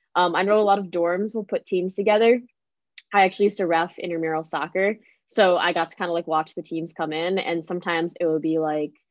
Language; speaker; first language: English; native; English